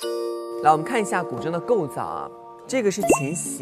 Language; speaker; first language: Chinese; native; Chinese